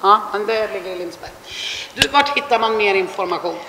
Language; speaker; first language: Swedish; native; Swedish